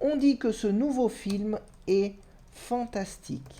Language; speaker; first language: French; non-native, fluent; Portuguese